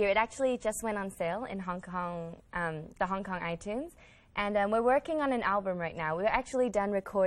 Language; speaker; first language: English; non-native, local second language; Cantonese